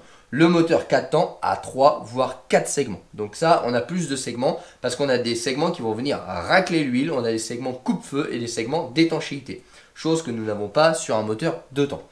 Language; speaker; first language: French; native; French